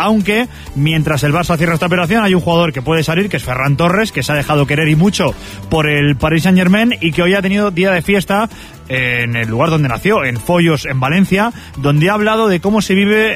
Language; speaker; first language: Spanish; native; Spanish